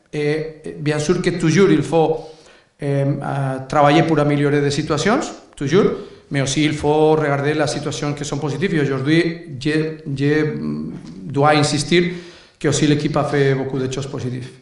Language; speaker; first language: French; non-native, learner; Spanish